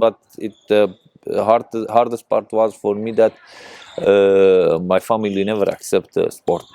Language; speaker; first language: English; non-native, learner; Persian